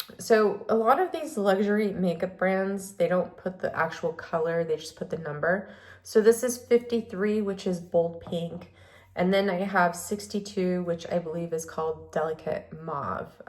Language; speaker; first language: English; native; English